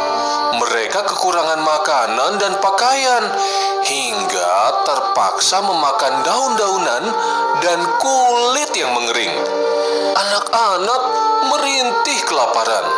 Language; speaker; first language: Indonesian; native; Indonesian